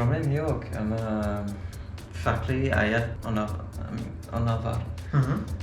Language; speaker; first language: Turkish; non-native, learner; French